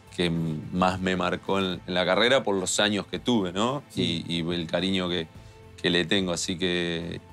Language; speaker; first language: Spanish; native; Spanish